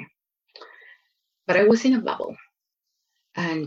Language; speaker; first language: English; non-native, fluent; Spanish